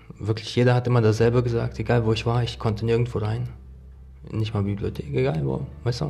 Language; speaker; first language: German; native; German